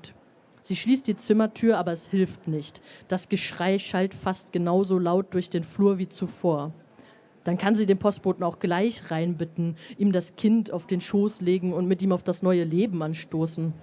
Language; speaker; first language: German; native; German